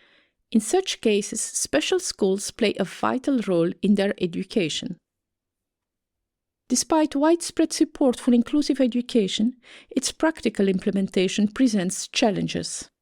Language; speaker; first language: English; non-native, fluent; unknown